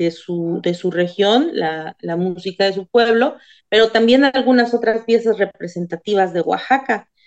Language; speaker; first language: Spanish; non-native, local second language; Zapotec